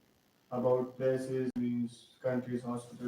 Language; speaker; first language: English; non-native, learner; Pashto